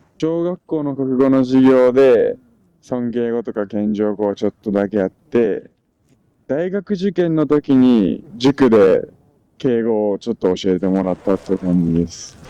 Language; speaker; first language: Japanese; native; Japanese